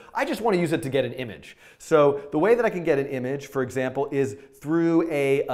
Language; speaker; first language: English; native; English